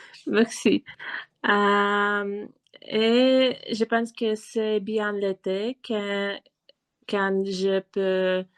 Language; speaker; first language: French; non-native, learner; Russian